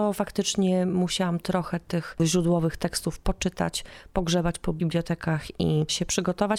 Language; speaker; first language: Polish; native; Polish